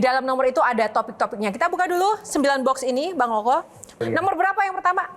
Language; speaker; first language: Indonesian; native; Indonesian